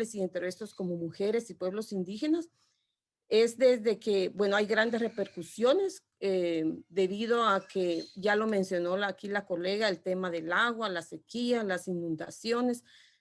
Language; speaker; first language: Spanish; non-native, local second language; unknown